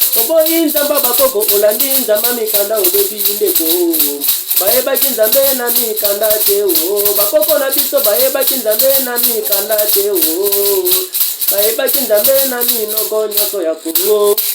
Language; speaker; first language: Lingala; non-native, local second language; Kongo